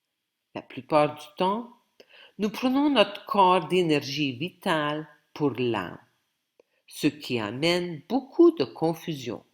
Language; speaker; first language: French; native; French